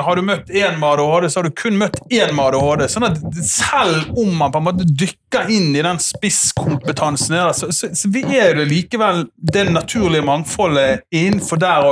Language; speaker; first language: Norwegian; native; Norwegian